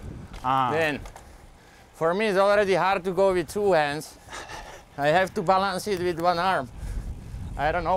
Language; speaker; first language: English; non-native, fluent; Slovak